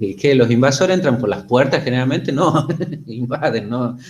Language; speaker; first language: Spanish; native; Spanish